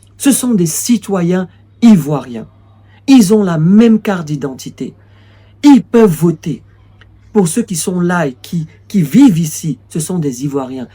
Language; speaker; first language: French; native; French